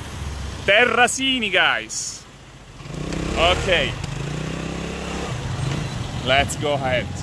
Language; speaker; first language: English; non-native, fluent; Italian